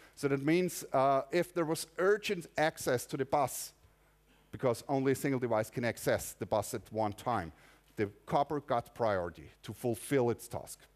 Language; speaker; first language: English; non-native, fluent; German